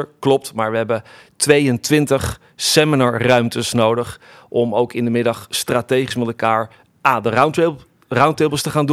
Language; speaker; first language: Dutch; native; Dutch